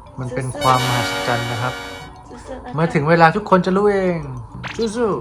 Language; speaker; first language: Thai; native; Thai